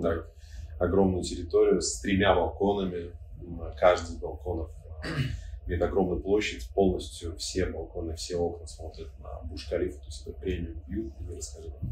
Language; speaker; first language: Russian; native; Russian